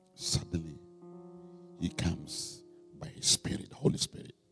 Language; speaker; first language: English; non-native, local second language; Akan